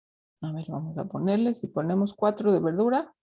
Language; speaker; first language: Spanish; native; Spanish